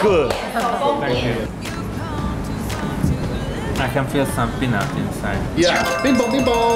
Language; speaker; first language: English; non-native, learner; Chinese